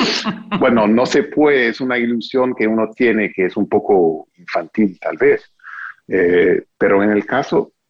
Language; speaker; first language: Spanish; non-native, fluent; English